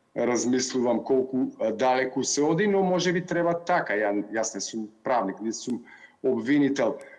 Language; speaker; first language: Macedonian; native; Macedonian